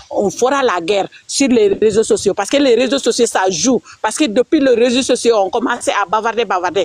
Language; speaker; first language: French; non-native, local second language; Wolof